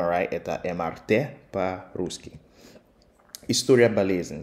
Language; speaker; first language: Russian; non-native, fluent; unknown